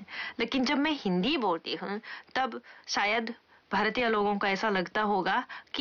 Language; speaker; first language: Hindi; non-native, fluent; Japanese